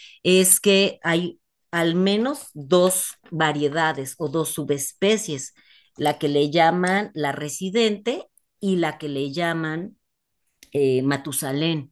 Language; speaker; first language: Spanish; native; Spanish